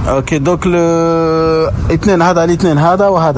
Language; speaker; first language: Arabic; non-native, learner; French